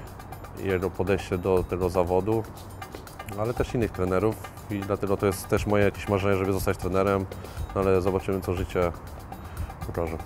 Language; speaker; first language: Polish; native; Polish